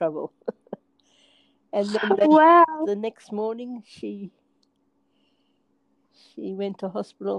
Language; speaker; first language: English; native; English